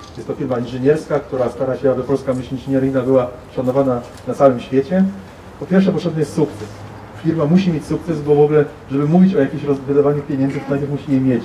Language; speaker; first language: Polish; native; Polish